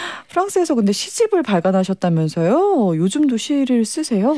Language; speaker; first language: Korean; native; Korean